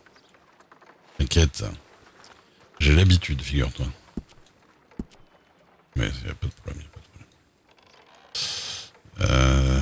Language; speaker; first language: French; native; French